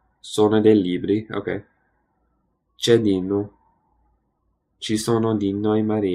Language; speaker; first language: Italian; non-native, learner; English